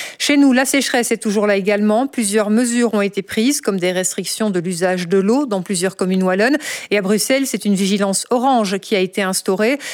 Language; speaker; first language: French; native; French